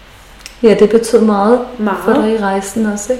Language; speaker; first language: Danish; native; Danish